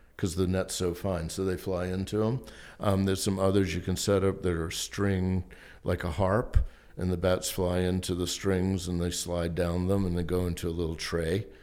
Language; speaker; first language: English; native; English